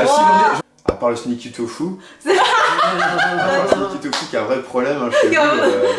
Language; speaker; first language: French; native; French